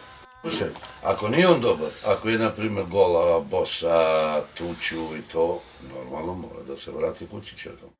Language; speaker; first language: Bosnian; non-native, local second language; Romany